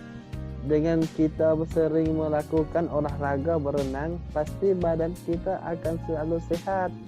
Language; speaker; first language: Indonesian; non-native, learner; Thai